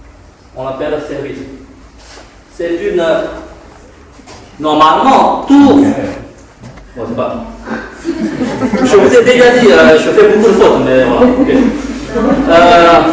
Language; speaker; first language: French; non-native, fluent; Chinese